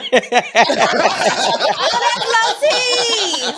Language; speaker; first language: English; native; English